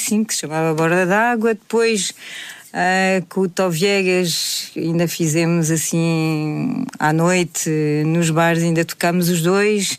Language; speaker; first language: Portuguese; native; Portuguese